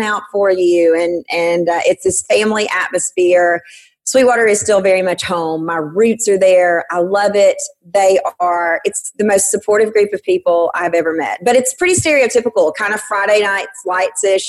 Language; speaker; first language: English; native; English